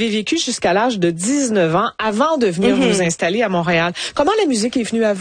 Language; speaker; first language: French; native; French